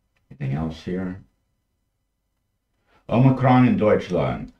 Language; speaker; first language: English; native; English